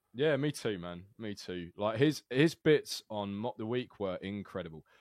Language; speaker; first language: English; native; English